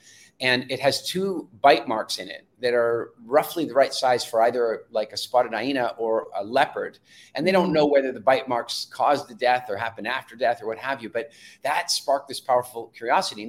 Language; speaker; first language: English; native; English